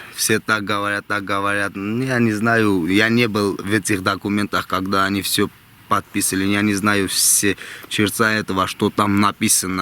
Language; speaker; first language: Russian; non-native, local second language; Armenian